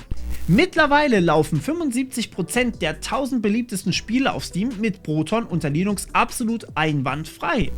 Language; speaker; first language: German; native; German